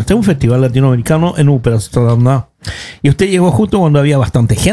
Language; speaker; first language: Spanish; native; Spanish